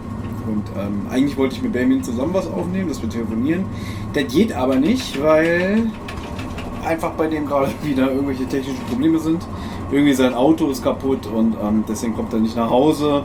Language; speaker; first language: German; native; German